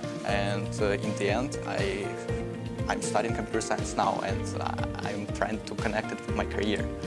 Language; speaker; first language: English; non-native, fluent; Russian